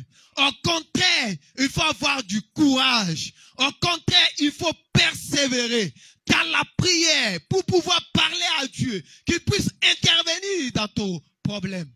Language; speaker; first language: French; non-native, local second language; Lingala